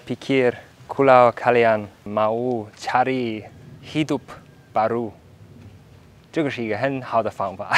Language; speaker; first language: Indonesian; non-native, learner; English